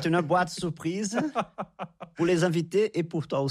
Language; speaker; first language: French; non-native, fluent; Portuguese